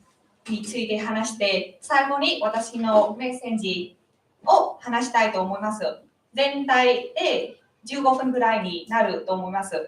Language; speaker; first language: Japanese; non-native, learner; Vietnamese